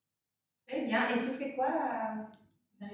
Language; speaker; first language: French; non-native, fluent; Russian